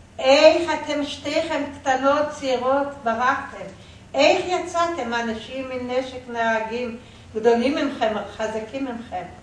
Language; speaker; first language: Hebrew; non-native, fluent; Yiddish